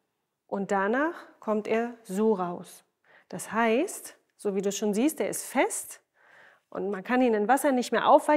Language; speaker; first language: German; native; German